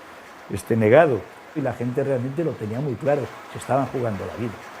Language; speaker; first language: Spanish; native; Spanish